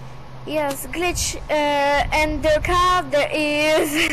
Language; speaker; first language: English; non-native, learner; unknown